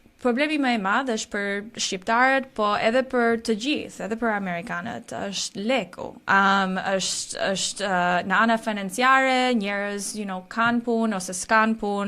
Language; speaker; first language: Albanian; early bilingual, heritage; Albanian